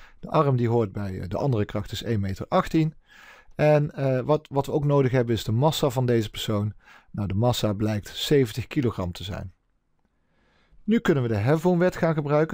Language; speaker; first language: Dutch; native; Dutch